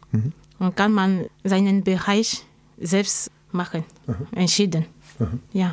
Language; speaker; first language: German; non-native, learner; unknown